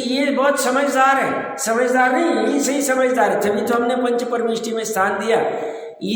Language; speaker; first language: Hindi; native; Hindi